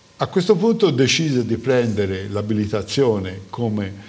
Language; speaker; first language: Italian; native; Italian